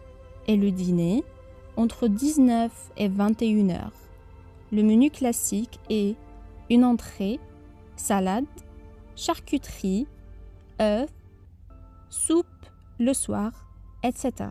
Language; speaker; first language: French; non-native, fluent; Arabic